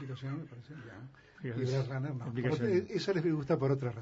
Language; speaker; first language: Spanish; native; Spanish